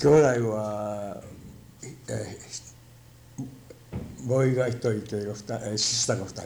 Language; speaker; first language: Japanese; native; Japanese